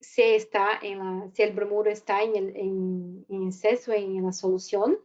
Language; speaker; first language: Spanish; non-native, fluent; Portuguese